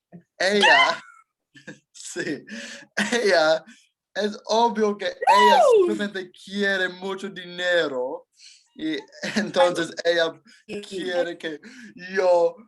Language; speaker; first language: Spanish; non-native, learner; English